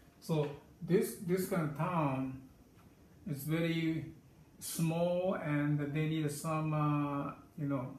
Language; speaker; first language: English; non-native, learner; Japanese